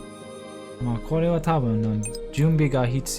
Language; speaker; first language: Japanese; non-native, learner; English